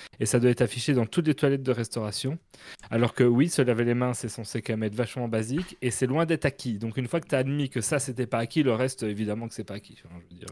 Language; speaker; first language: French; native; French